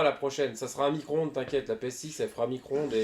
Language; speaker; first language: French; native; French